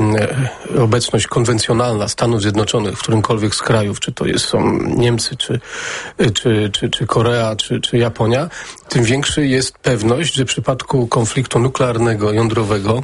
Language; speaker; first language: Polish; native; Polish